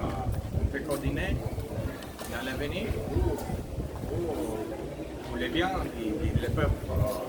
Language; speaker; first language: French; non-native, learner; Spanish